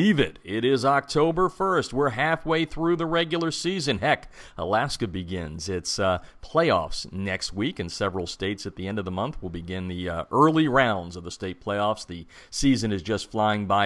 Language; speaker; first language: English; native; English